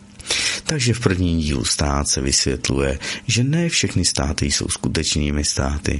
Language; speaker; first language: Czech; native; Czech